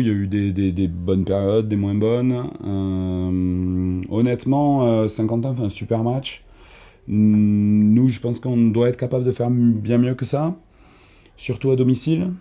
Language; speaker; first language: French; native; French